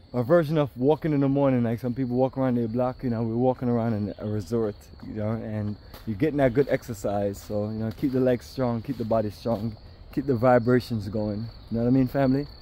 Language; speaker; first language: English; native; English